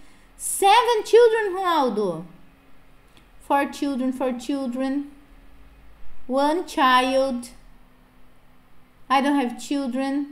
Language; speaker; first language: English; non-native, fluent; Portuguese